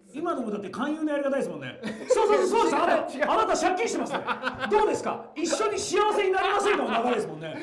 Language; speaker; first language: Japanese; native; Japanese